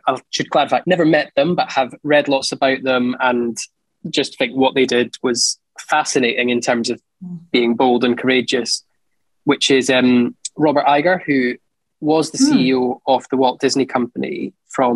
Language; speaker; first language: English; native; English